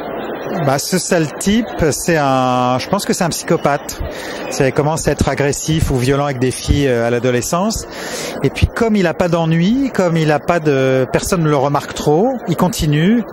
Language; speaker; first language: French; native; French